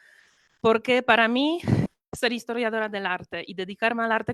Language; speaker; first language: Spanish; non-native, fluent; Polish